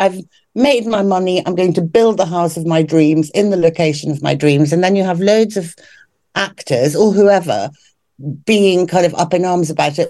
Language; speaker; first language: English; native; English